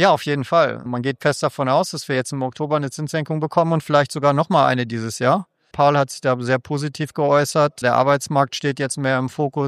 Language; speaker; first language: German; native; German